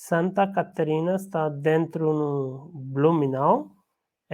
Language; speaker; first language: Portuguese; non-native, learner; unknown